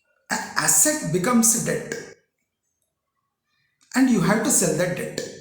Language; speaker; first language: English; non-native, local second language; Telugu